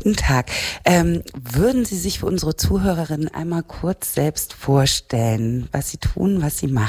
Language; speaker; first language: German; native; German